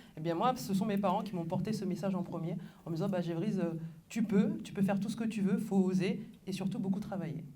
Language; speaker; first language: French; early bilingual, other home language; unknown